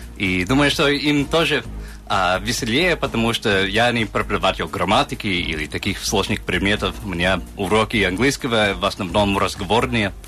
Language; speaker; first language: Russian; non-native, fluent; English